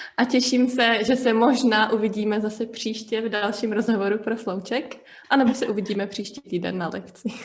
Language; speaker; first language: Czech; native; Czech